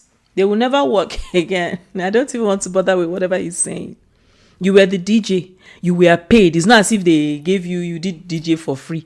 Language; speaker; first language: English; non-native, local second language; Igbo